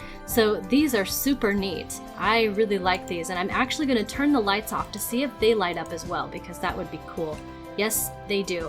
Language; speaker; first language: English; native; English